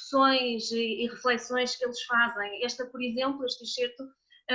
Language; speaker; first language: Portuguese; native; Portuguese